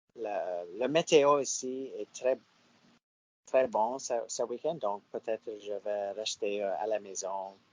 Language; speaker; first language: French; non-native, learner; English